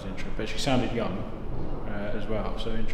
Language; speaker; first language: English; native; English